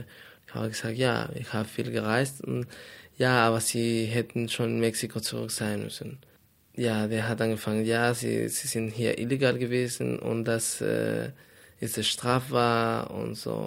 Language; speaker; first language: German; non-native, fluent; Spanish